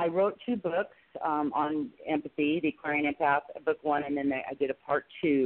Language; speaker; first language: English; native; English